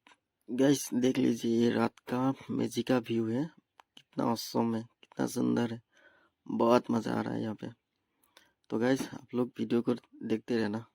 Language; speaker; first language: Hindi; non-native, local second language; Assamese